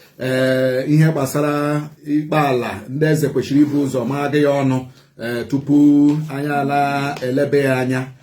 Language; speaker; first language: Igbo; native; Igbo